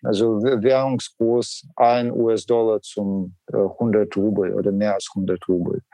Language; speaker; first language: German; non-native, learner; Russian